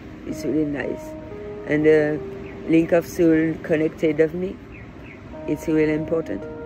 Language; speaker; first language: English; non-native, learner; French